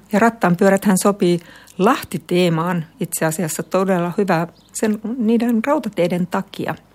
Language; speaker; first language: Finnish; native; Finnish